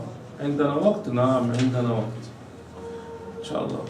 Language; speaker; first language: Arabic; non-native, fluent; Chechen